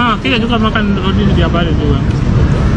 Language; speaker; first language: Indonesian; non-native, fluent; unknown